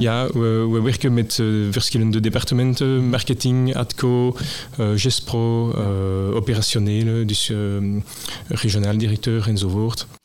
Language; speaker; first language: Dutch; non-native, local second language; French